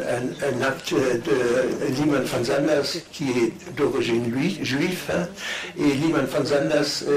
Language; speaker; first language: French; non-native, fluent; German